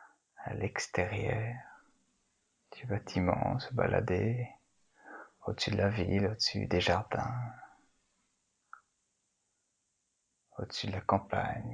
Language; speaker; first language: French; native; French